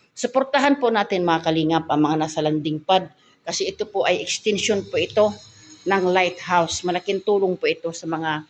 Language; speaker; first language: Filipino; non-native, local second language; Masbatenyo